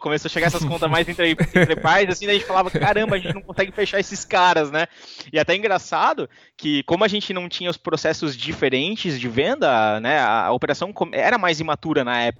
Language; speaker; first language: Portuguese; native; Portuguese